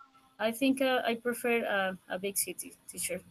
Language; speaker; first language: English; non-native, learner; Spanish